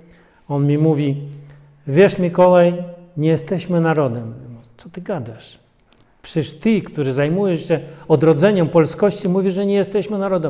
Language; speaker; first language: Polish; non-native, fluent; Russian